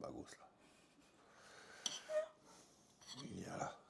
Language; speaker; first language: Indonesian; non-native, learner; French